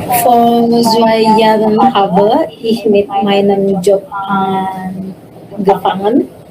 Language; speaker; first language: German; non-native, learner; Indonesian